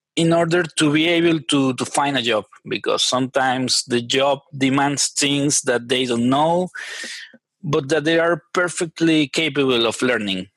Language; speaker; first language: English; non-native, fluent; Spanish